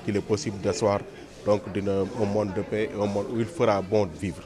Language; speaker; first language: French; non-native, local second language; Wolof